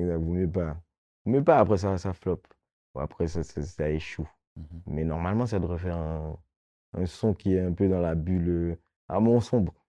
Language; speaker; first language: French; non-native, local second language; Guadeloupean Creole French